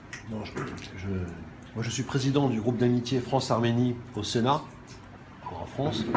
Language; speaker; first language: French; native; French